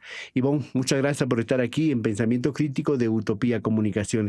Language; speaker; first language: Spanish; native; Spanish